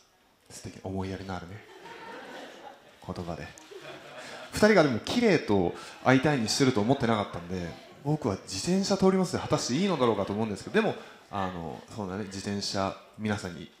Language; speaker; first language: Japanese; native; Japanese